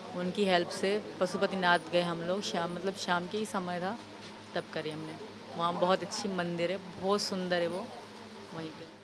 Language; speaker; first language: Urdu; non-native, local second language; Sindhi